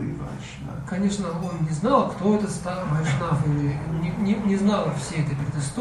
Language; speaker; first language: Russian; native; Russian